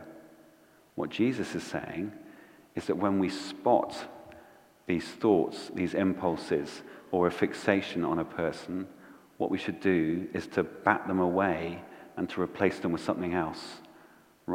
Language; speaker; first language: English; native; English